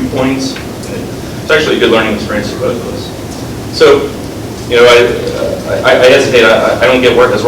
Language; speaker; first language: English; native; English